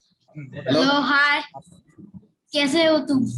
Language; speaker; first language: Hindi; non-native, learner; Bangla